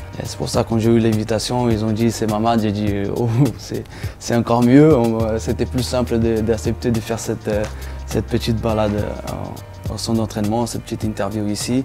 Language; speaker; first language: French; non-native, fluent; Portuguese